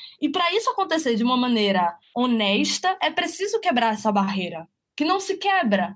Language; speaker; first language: Portuguese; native; Portuguese